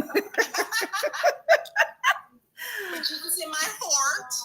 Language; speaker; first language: English; native; English